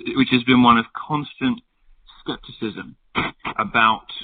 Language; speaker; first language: English; native; English